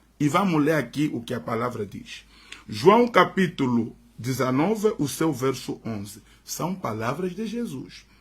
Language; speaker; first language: Portuguese; native; Portuguese